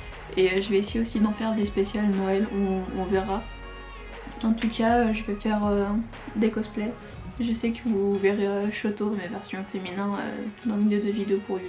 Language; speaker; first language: French; native; French